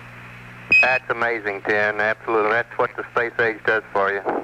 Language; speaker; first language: English; native; English